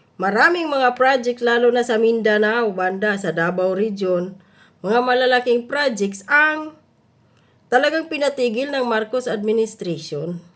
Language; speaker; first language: Filipino; native; Filipino